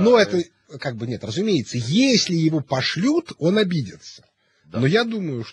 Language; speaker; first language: Russian; native; Russian